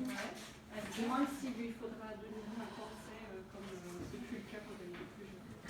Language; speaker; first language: French; native; French